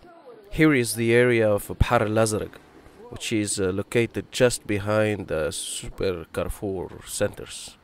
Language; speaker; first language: English; non-native, fluent; Arabic